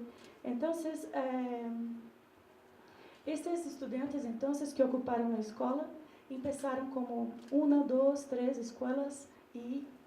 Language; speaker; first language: Spanish; non-native, learner; Portuguese